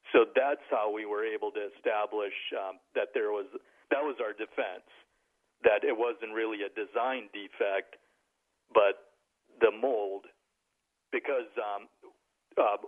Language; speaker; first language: English; native; English